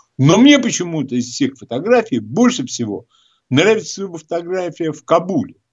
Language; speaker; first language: Russian; native; Russian